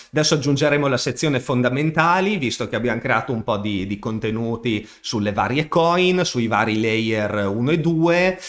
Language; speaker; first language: Italian; native; Italian